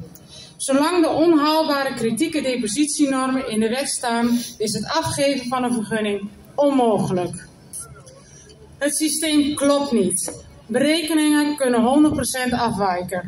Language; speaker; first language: Dutch; native; Dutch